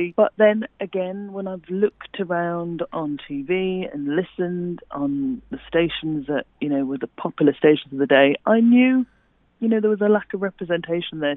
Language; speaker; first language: English; native; English